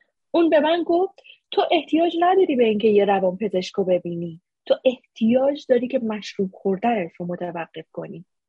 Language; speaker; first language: Persian; native; Persian